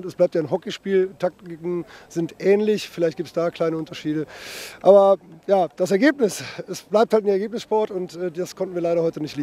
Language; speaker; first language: German; native; German